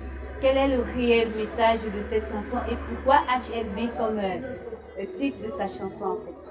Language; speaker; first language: French; native; French